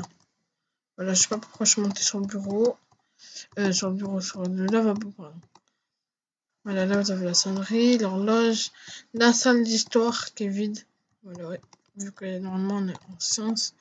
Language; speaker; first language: French; native; French